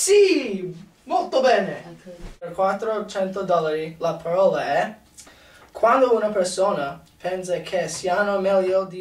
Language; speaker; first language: Italian; non-native, learner; English